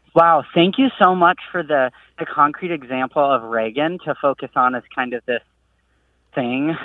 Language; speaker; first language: English; native; English